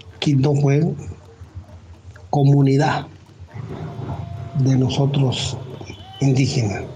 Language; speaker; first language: Spanish; non-native, local second language; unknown